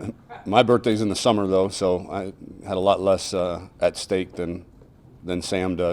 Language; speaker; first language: English; native; English